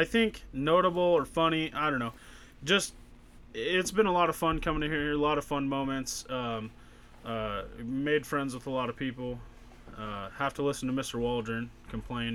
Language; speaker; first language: English; native; English